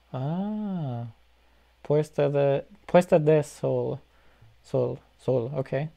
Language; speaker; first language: Spanish; non-native, learner; English